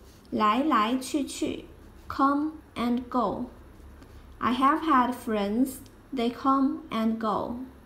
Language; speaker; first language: English; non-native, fluent; Chinese